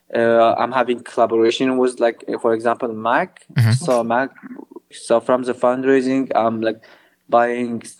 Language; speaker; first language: English; non-native, learner; Arabic